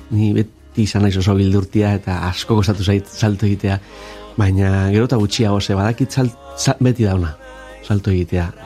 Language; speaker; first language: Basque; native; Basque